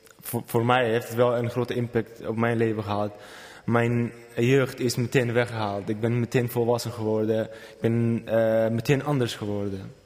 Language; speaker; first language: Dutch; non-native, fluent; Kurdish